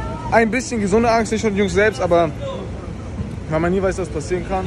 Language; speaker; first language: German; native; German